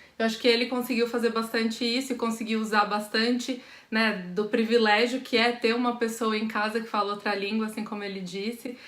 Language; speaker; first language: Portuguese; native; Portuguese